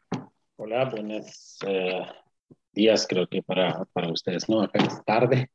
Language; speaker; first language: Spanish; non-native, learner; Kurdish